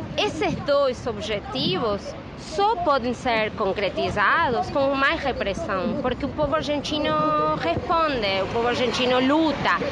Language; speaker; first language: Portuguese; non-native, fluent; Spanish